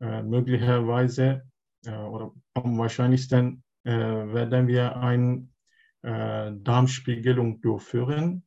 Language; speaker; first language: German; non-native, learner; Turkish